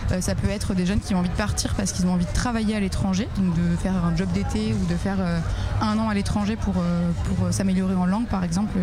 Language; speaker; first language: French; native; French